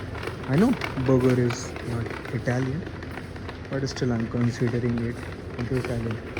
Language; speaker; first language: English; non-native, local second language; Hindi